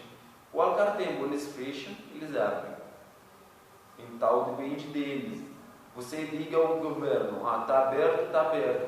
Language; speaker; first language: Portuguese; non-native, learner; Arabic